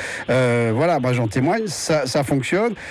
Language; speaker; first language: French; native; French